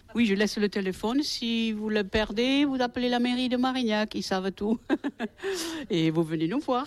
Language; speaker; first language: French; native; French